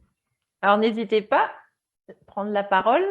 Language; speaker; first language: French; native; French